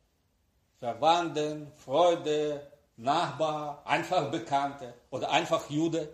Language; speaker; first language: German; non-native, learner; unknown